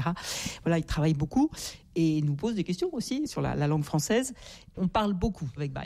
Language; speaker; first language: French; native; French